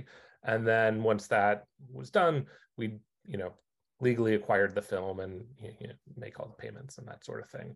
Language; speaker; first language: English; native; English